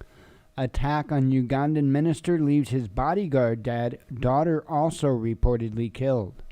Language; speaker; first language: English; native; English